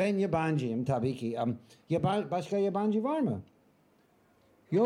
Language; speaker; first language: Turkish; non-native, fluent; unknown